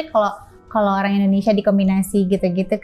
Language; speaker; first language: Indonesian; native; Indonesian